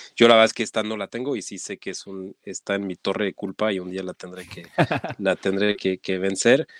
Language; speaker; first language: Spanish; non-native, fluent; French